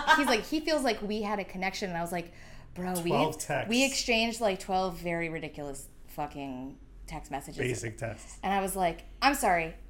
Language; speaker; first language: English; native; English